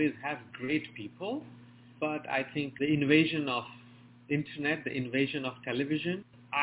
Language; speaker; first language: English; non-native, local second language; Bangla